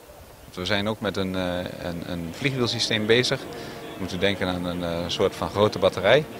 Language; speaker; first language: Dutch; native; Dutch